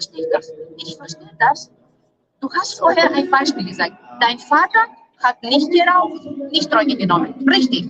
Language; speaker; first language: German; non-native, fluent; Greek